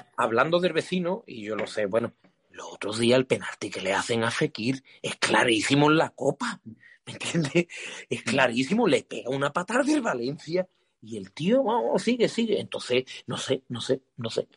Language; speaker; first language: Spanish; native; Spanish